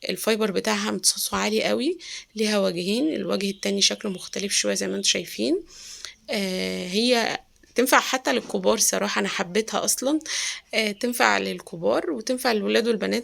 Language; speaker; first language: Arabic; native; Arabic